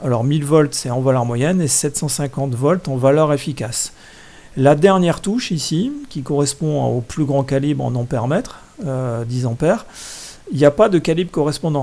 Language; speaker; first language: French; native; French